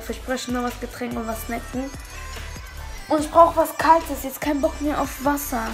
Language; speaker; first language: German; early bilingual, other home language; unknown